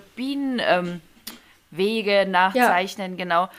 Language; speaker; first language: German; early bilingual, other home language; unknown